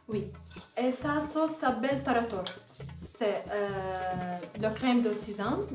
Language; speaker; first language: French; non-native, learner; Arabic